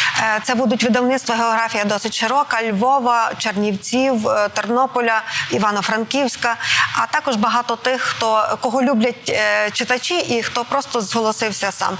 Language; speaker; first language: Ukrainian; native; Ukrainian